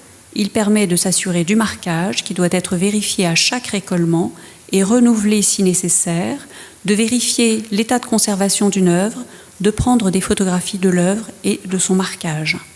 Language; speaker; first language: French; native; French